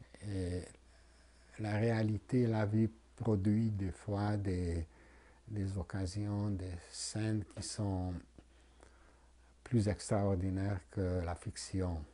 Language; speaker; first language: French; non-native, fluent; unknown